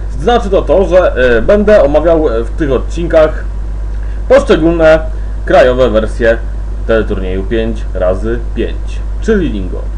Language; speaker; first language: Polish; native; Polish